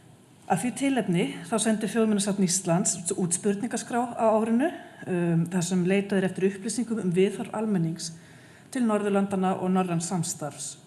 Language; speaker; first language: Icelandic; native; Icelandic